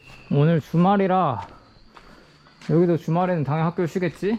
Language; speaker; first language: Korean; native; Korean